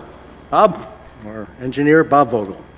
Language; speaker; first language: English; native; English